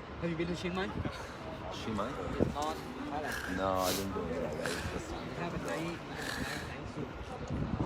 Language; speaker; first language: English; non-native, learner; Thai